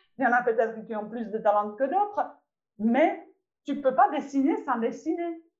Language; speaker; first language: French; non-native, fluent; Czech